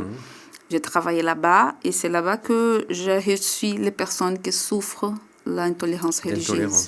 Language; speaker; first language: French; non-native, learner; Portuguese